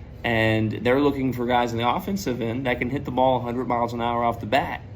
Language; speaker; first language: English; native; English